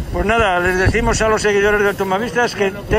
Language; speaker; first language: Spanish; native; Spanish